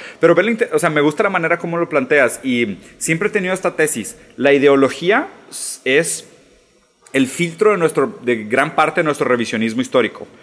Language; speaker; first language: Spanish; early bilingual, other home language; Portuguese